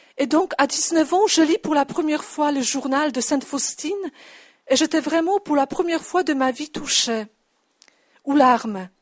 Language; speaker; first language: French; non-native, fluent; Polish